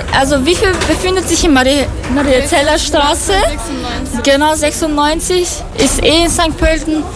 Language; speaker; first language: German; non-native, fluent; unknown